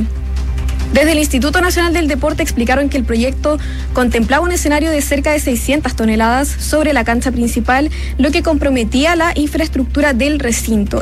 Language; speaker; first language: Spanish; native; Spanish